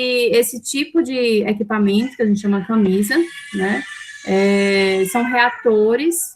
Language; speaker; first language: Portuguese; native; Portuguese